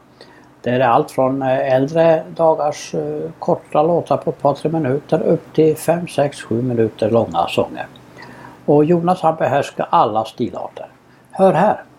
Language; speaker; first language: Swedish; native; Swedish